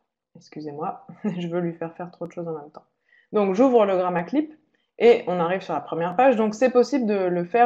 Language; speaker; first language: French; native; French